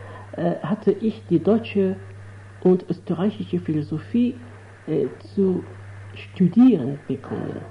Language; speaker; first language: German; non-native, fluent; Arabic